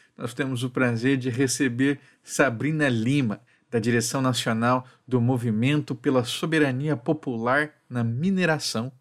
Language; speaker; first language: Portuguese; native; Portuguese